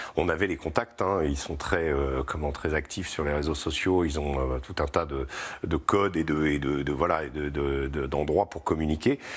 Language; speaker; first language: French; native; French